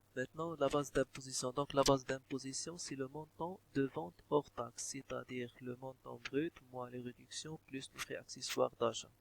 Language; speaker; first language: French; non-native, local second language; Arabic